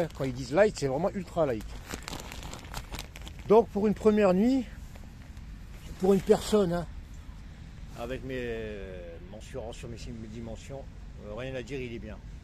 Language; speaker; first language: French; non-native, local second language; Arabic